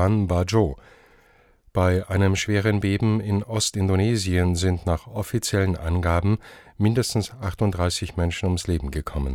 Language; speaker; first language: German; native; German